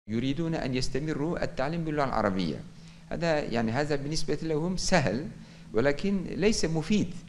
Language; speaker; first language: Arabic; non-native, fluent; Turkish